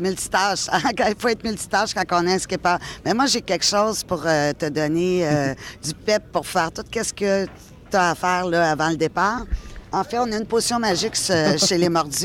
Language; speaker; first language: French; native; French